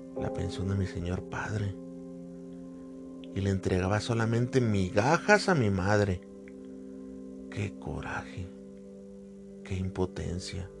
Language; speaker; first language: Spanish; native; Spanish